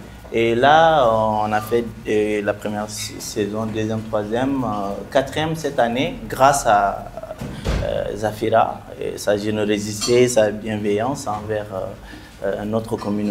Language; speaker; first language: French; non-native, local second language; Bambara